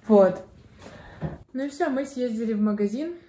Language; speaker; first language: Russian; native; Russian